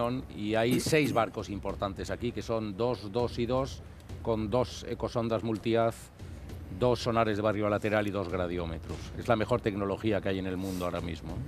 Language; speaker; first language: Spanish; native; Spanish